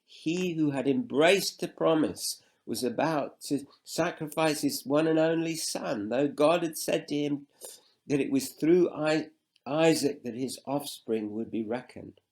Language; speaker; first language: English; native; English